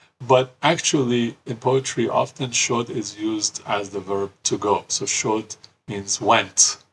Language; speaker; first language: English; early bilingual, other home language; Persian